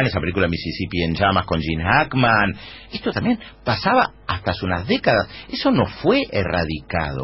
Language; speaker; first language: Spanish; native; Spanish